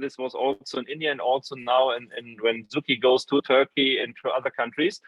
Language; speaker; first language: English; non-native, fluent; German